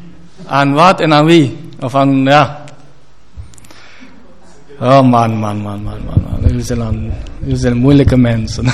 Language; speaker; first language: Dutch; non-native, fluent; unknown